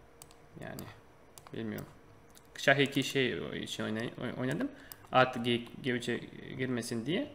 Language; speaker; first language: Turkish; non-native, fluent; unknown